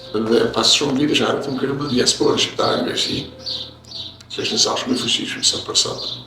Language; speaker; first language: Albanian; native; Albanian